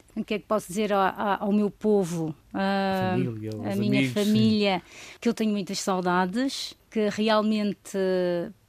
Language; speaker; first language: Portuguese; non-native, local second language; Kabuverdianu